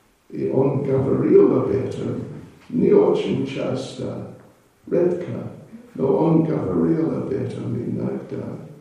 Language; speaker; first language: Russian; non-native, learner; English